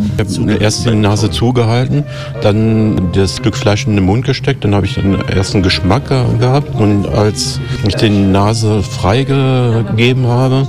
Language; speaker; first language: German; native; German